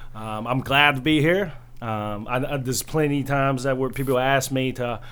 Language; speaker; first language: English; early bilingual, other home language; Chinese